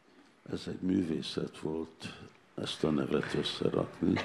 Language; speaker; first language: Hungarian; non-native, learner; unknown